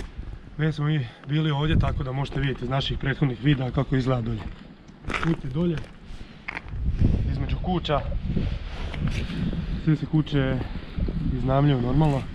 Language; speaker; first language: Croatian; native; Croatian